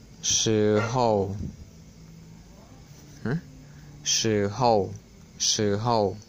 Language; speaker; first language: Chinese; non-native, learner; Khmer